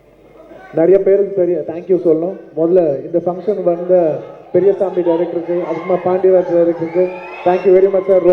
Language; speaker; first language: Tamil; non-native, local second language; Telugu